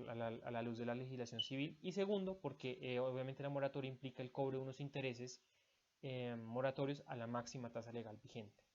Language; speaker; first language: Spanish; native; Spanish